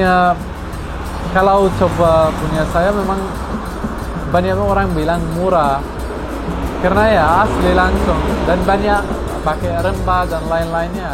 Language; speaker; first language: Indonesian; non-native, fluent; Arabic